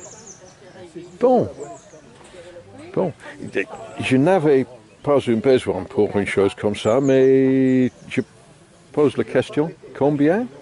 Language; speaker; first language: French; non-native, learner; English